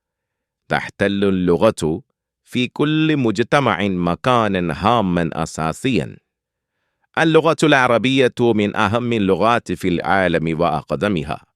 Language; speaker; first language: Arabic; non-native, fluent; Malayalam